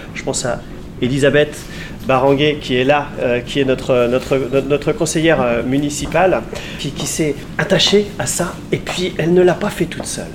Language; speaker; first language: French; native; French